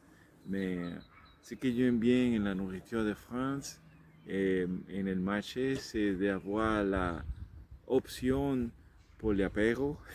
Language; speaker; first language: French; non-native, learner; Spanish